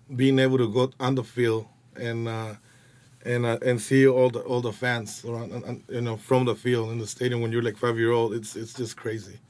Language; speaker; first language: English; non-native, fluent; Spanish